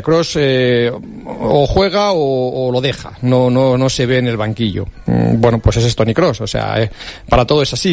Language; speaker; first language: Spanish; native; Spanish